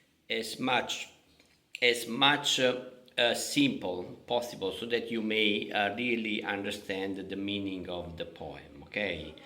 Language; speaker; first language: English; non-native, fluent; Italian